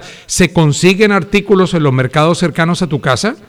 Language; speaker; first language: Spanish; native; Spanish